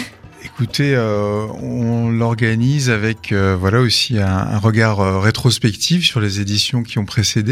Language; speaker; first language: French; native; French